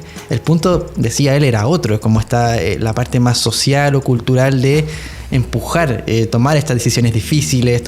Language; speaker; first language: Spanish; native; Spanish